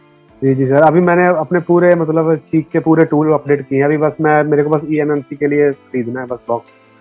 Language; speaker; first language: Hindi; native; Hindi